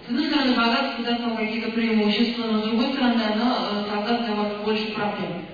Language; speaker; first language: Russian; native; Russian